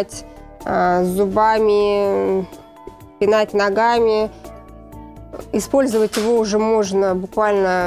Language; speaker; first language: Russian; native; Russian